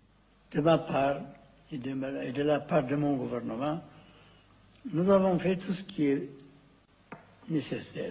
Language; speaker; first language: French; non-native, fluent; Amharic